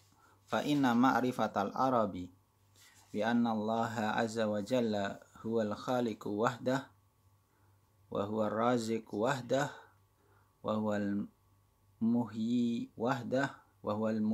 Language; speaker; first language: Arabic; non-native, fluent; Indonesian